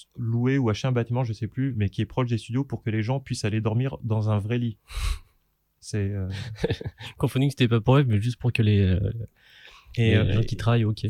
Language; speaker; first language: French; native; French